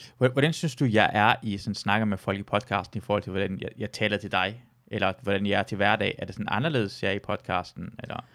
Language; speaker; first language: Danish; non-native, fluent; Persian